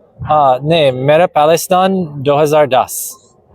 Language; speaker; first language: Hindi; non-native, learner; English